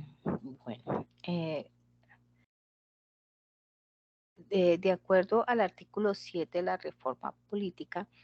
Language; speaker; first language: Spanish; native; Spanish